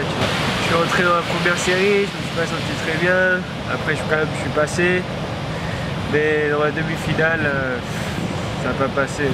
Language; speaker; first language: French; early bilingual, heritage; French